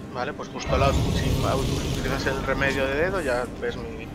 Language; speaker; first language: Spanish; native; Spanish